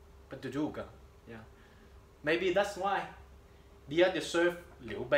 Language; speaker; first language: Indonesian; non-native, learner; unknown